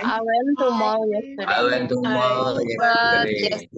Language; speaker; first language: English; non-native, learner; Indonesian